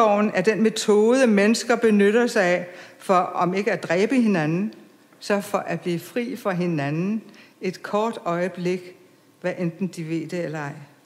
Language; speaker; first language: Danish; native; Danish